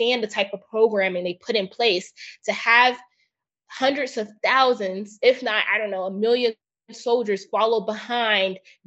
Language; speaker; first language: English; native; English